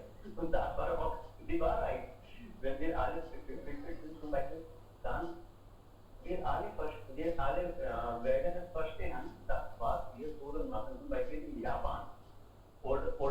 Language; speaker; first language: German; non-native, learner; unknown